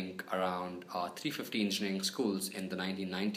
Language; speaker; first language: English; non-native, local second language; Telugu